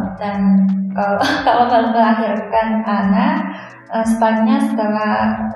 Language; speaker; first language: Indonesian; non-native, fluent; Chinese